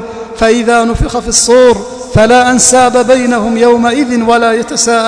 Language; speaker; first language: Arabic; native; Arabic